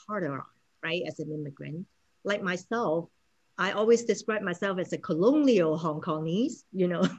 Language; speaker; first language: English; non-native, local second language; Cantonese